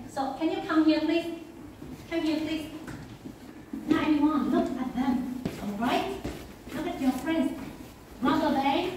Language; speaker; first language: English; non-native, fluent; Vietnamese